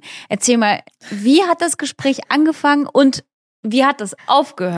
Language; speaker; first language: German; early bilingual, other home language; Russian